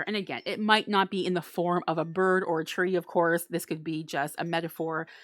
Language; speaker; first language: English; native; English